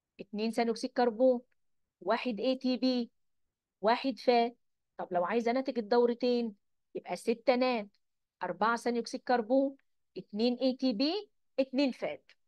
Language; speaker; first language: Arabic; native; Arabic